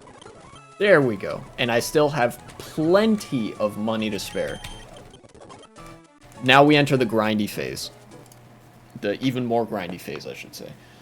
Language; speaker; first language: English; native; English